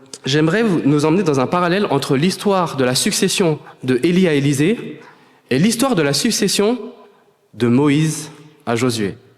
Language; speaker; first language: French; native; French